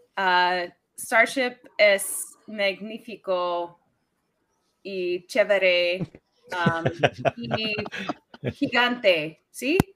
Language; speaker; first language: Spanish; non-native, learner; English